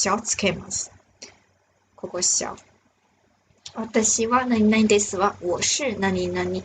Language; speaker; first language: Japanese; non-native, fluent; Chinese